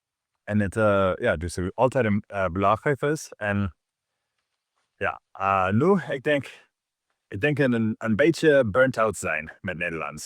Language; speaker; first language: Dutch; non-native, learner; English